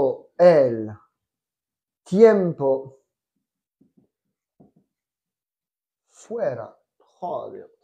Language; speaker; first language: Spanish; non-native, fluent; French